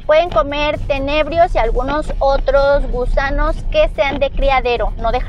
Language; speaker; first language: Spanish; native; Spanish